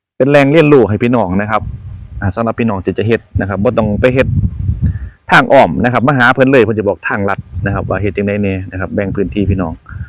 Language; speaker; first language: Thai; native; Thai